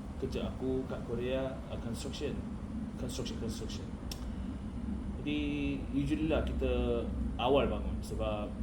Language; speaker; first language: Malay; non-native, learner; Korean